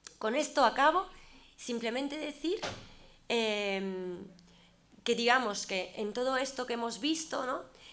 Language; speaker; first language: Spanish; non-native, fluent; Italian